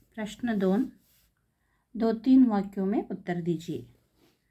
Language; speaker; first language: Hindi; non-native, local second language; Kannada